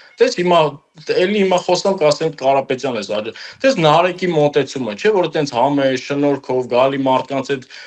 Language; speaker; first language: Armenian; native; Armenian